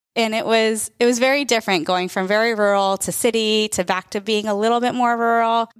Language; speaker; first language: English; early bilingual, other home language; Telugu